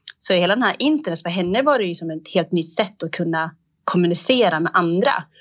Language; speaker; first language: Swedish; early bilingual, other home language; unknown